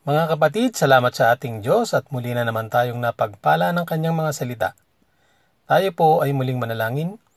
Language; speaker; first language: Filipino; native; Filipino